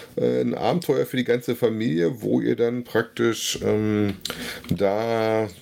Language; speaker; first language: German; native; German